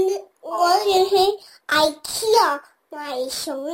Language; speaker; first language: Chinese; early bilingual, heritage; Cantonese